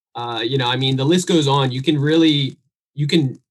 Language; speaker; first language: English; native; English